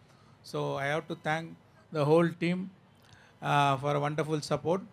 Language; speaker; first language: Telugu; non-native, fluent; Tamil